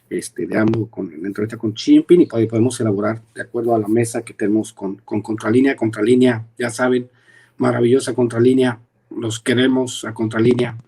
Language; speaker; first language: Spanish; native; Spanish